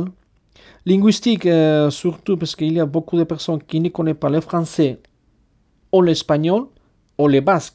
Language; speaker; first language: French; non-native, fluent; Basque